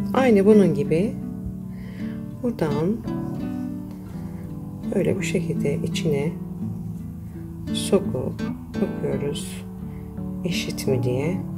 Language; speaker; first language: Turkish; native; Turkish